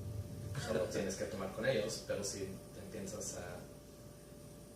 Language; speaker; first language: Spanish; early bilingual, heritage; Spanish